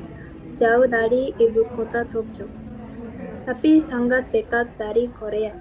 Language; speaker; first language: Indonesian; non-native, learner; Japanese